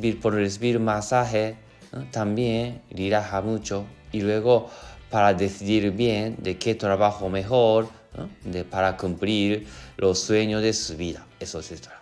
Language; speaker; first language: Spanish; non-native, learner; Japanese